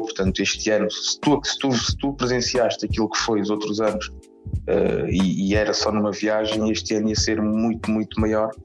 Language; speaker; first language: Portuguese; native; Portuguese